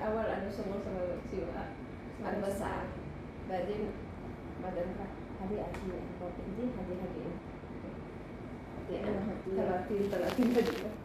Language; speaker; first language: Arabic; non-native, learner; Indonesian